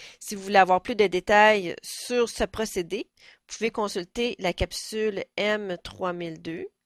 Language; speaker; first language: French; native; French